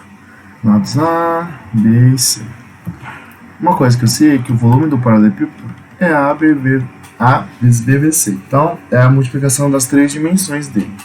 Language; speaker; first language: Portuguese; native; Portuguese